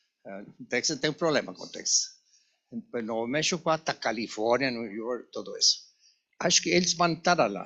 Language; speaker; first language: Portuguese; non-native, learner; Spanish